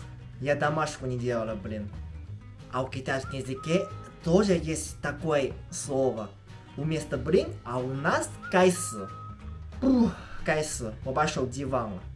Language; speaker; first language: Russian; non-native, fluent; Chinese